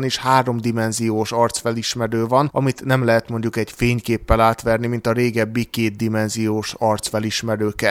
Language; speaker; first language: Hungarian; native; Hungarian